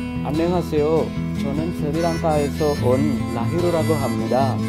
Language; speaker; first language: Korean; non-native, fluent; Sinhala